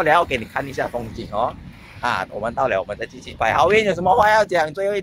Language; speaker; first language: Chinese; native; Chinese